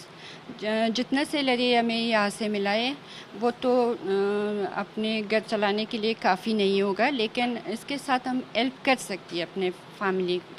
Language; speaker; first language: Hindi; non-native, fluent; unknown